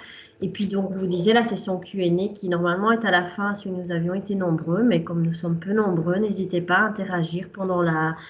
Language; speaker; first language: French; native; French